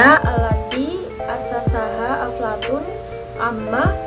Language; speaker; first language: Arabic; non-native, learner; Indonesian